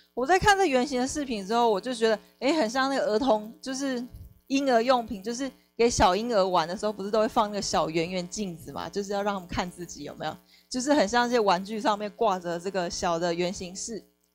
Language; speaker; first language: Chinese; native; Chinese